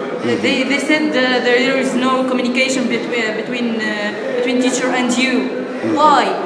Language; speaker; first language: English; non-native, learner; Arabic